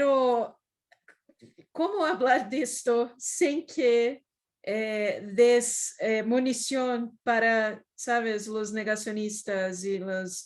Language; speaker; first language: Spanish; non-native, fluent; Portuguese